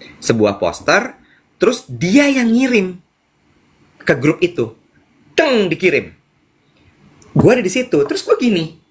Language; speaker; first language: Indonesian; native; Indonesian